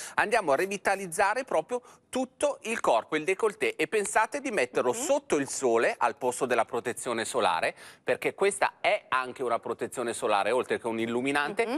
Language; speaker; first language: Italian; native; Italian